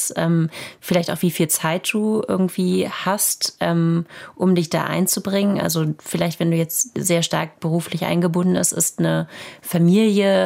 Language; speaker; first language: German; native; German